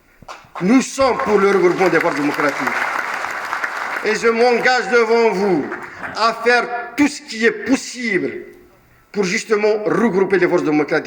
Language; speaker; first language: French; non-native, local second language; Kabyle